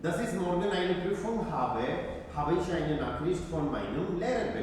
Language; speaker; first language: German; non-native, fluent; Hindi